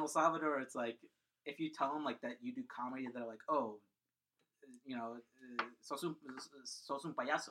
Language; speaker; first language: English; early bilingual, other home language; Spanish